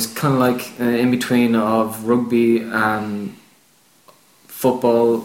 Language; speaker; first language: English; native; English